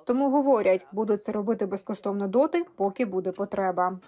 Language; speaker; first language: Ukrainian; native; Ukrainian